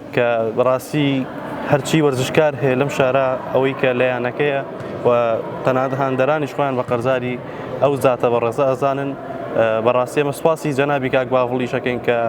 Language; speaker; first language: Central Kurdish; native; Central Kurdish